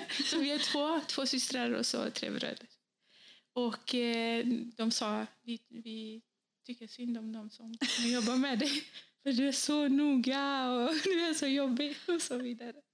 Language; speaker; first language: Swedish; non-native, fluent; Kurdish